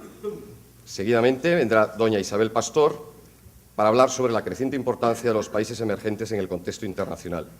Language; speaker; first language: Spanish; native; Spanish